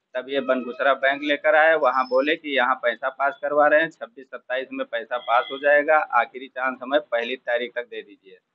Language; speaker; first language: Hindi; native; Hindi